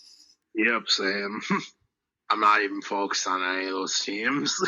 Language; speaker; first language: English; native; English